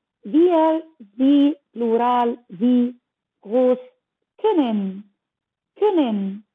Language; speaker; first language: German; non-native, learner; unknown